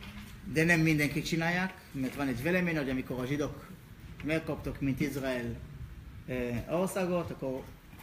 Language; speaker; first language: Hungarian; non-native, learner; Hebrew